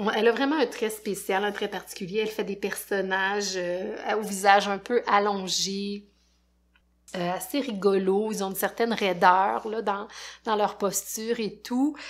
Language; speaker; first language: French; native; French